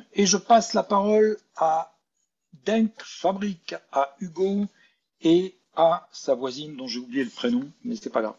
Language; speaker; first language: French; native; French